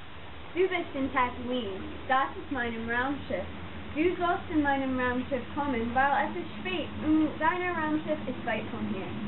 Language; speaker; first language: German; non-native, learner; English